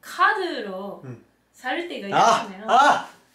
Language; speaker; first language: Korean; non-native, learner; Japanese